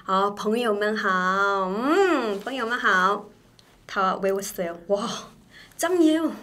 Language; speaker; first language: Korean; non-native, fluent; Chinese